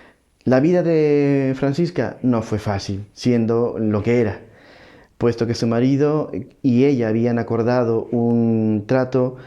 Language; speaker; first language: Spanish; native; Spanish